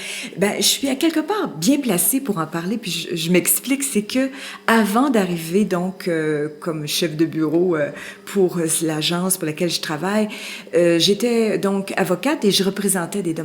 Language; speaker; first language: French; native; French